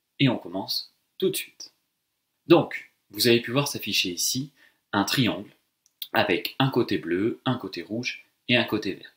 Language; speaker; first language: French; native; French